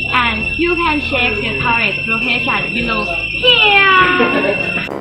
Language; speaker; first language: English; non-native, learner; Thai